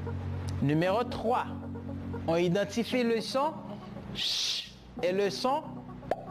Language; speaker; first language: French; non-native, fluent; Spanish